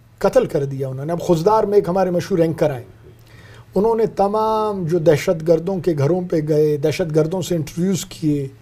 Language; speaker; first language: Urdu; non-native, local second language; Brahui